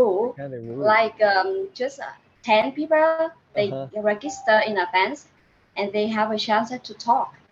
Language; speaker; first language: English; non-native, learner; Vietnamese